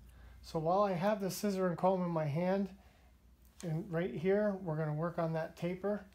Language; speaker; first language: English; native; English